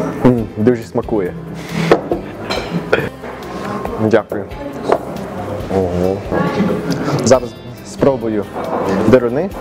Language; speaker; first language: Ukrainian; early bilingual, heritage; Ukrainian